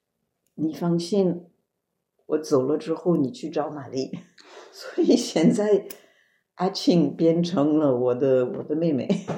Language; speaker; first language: Chinese; non-native, fluent; French